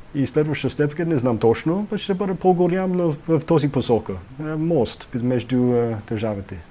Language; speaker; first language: Bulgarian; non-native, learner; English